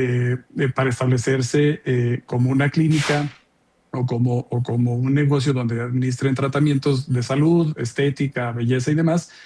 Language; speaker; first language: Spanish; native; Spanish